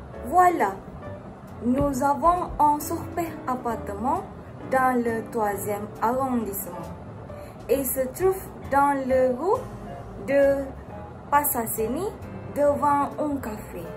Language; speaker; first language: French; non-native, learner; Malay